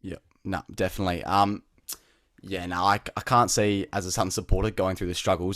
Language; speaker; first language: English; native; English